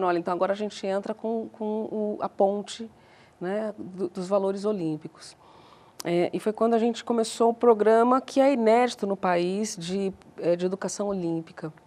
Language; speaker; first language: Portuguese; native; Portuguese